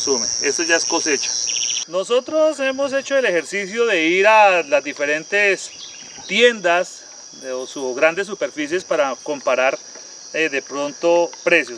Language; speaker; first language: Spanish; native; Spanish